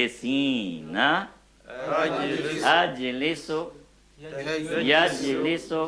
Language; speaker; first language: Arabic; non-native, fluent; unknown